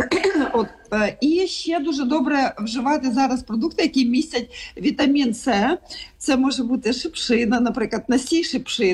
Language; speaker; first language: Ukrainian; native; Ukrainian